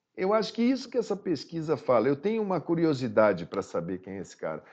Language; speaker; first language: Portuguese; native; Portuguese